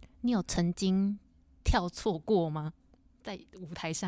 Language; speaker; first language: Chinese; native; Chinese